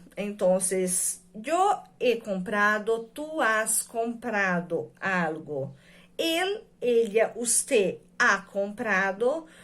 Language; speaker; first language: Spanish; non-native, fluent; Portuguese